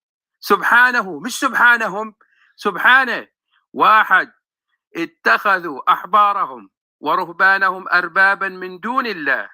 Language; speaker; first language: Arabic; native; Arabic